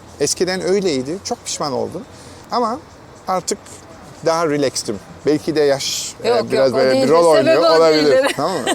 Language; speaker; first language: Turkish; non-native, fluent; German